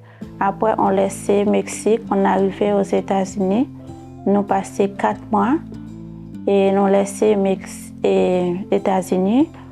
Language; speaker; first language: French; non-native, learner; Haitian Creole